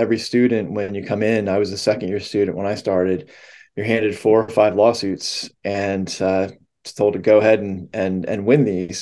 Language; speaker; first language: English; native; English